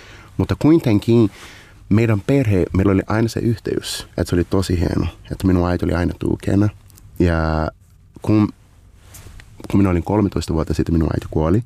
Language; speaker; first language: Finnish; non-native, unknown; Portuguese